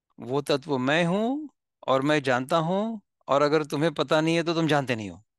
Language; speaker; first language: Hindi; non-native, local second language; Marathi